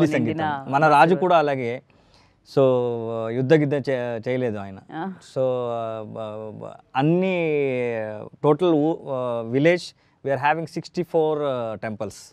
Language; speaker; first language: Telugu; non-native, learner; Kannada